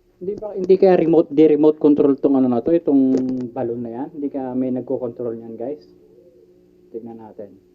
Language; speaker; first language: Filipino; non-native, local second language; Hiligaynon